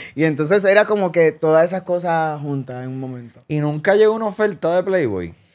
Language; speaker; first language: Spanish; native; Spanish